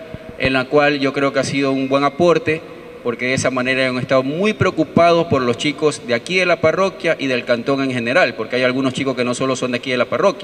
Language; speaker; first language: Spanish; native; Spanish